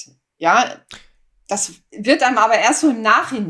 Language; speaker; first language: German; native; German